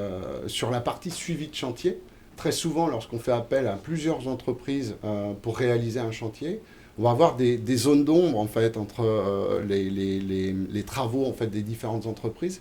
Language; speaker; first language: French; native; French